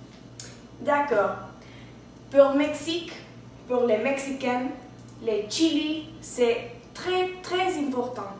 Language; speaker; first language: French; non-native, learner; Spanish